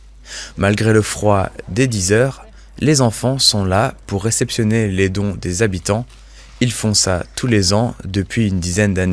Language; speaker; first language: French; native; French